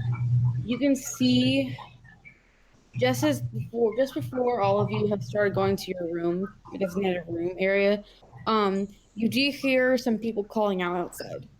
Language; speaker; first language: English; native; English